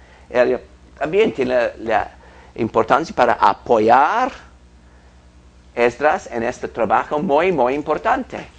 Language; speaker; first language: Spanish; non-native, fluent; English